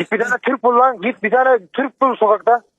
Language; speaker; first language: Turkish; native; Turkish